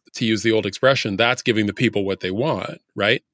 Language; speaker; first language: English; native; English